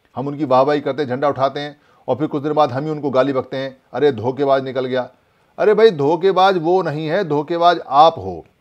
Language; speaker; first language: Hindi; native; Hindi